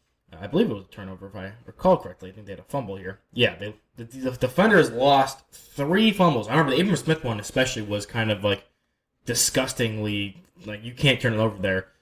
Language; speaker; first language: English; native; English